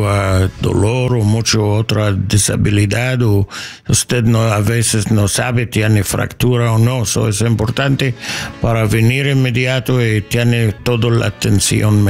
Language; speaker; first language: Spanish; non-native, learner; English